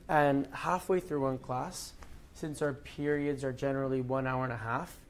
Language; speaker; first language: English; native; English